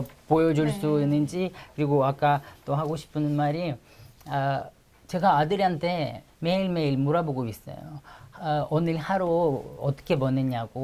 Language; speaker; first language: Korean; non-native, fluent; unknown